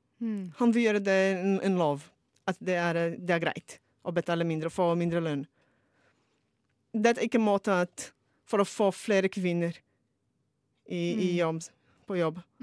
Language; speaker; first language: Norwegian; non-native, fluent; Portuguese